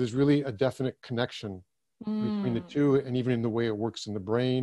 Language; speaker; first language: English; early bilingual, other home language; German